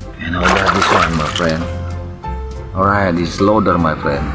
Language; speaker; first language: English; non-native, learner; Indonesian